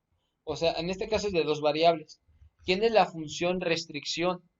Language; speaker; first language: Spanish; native; Spanish